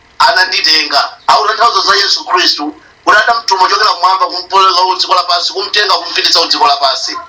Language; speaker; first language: Nyanja; native; Nyanja